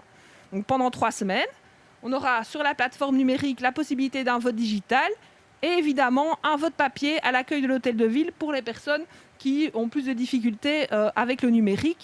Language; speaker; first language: French; native; French